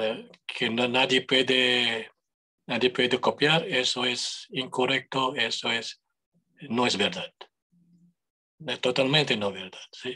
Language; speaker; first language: Spanish; non-native, fluent; English